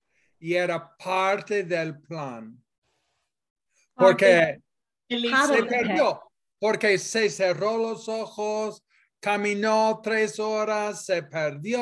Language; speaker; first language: Spanish; non-native, fluent; English